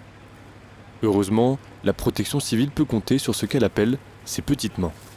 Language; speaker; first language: French; native; French